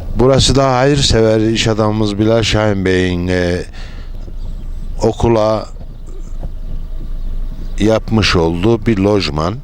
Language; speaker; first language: Turkish; native; Turkish